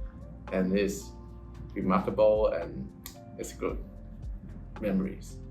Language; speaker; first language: English; non-native, local second language; Cantonese